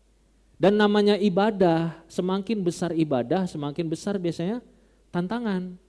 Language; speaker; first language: Indonesian; non-native, local second language; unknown